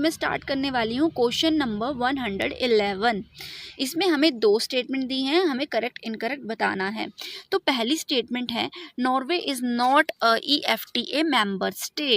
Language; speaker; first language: Hindi; native; Hindi